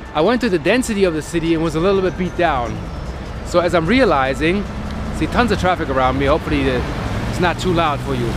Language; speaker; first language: English; non-native, fluent; German